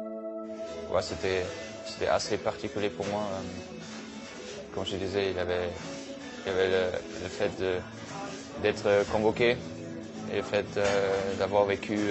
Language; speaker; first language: French; non-native, fluent; German